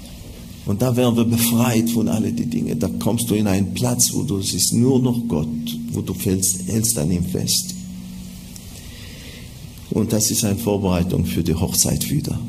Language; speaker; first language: German; non-native, fluent; Hebrew